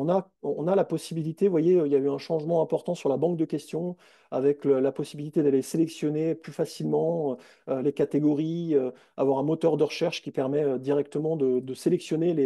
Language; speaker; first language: French; native; French